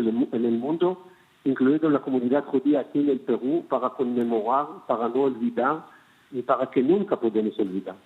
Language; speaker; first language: Spanish; non-native, fluent; Hebrew